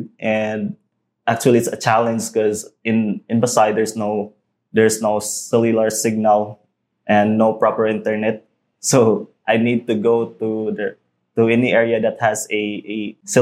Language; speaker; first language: English; non-native, local second language; Cebuano